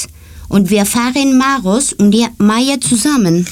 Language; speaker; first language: German; non-native, learner; Greek